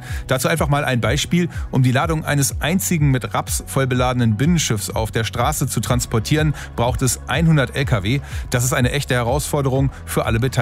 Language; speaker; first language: German; native; German